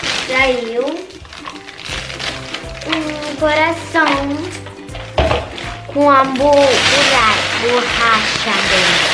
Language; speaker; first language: Portuguese; early bilingual, heritage; Portuguese